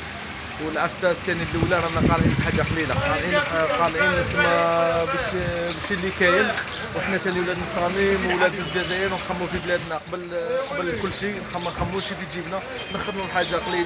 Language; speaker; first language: Arabic; native; Arabic